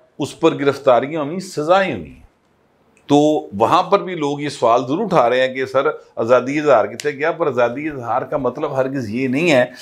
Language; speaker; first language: Urdu; non-native, local second language; Punjabi